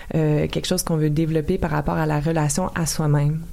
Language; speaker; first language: French; native; French